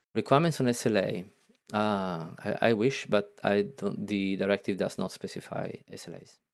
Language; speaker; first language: English; non-native, fluent; Italian